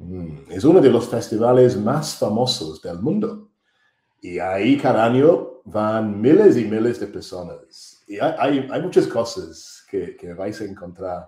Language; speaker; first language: Spanish; non-native, fluent; English